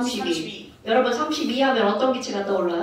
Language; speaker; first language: Korean; native; Korean